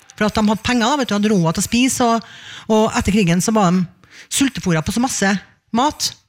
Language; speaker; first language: Norwegian; native; Norwegian